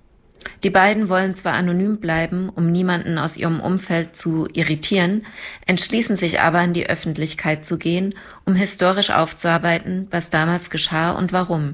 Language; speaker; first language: German; native; German